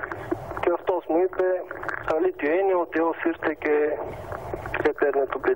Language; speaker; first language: Greek; non-native, learner; Bulgarian